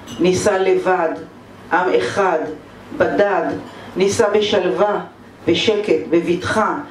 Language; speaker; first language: Hebrew; native; Hebrew